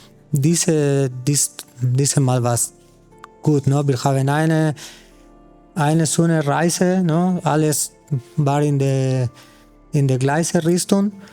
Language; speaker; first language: German; non-native, learner; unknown